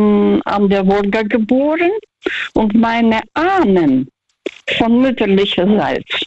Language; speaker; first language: German; non-native, learner; Russian